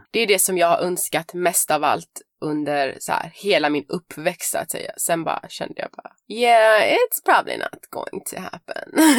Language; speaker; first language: Swedish; early bilingual, other home language; Persian